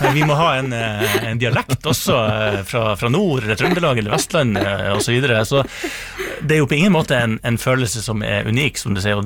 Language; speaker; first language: Norwegian; native; Norwegian